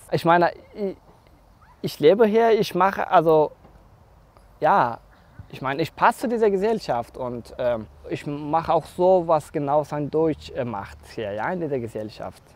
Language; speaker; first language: German; non-native, learner; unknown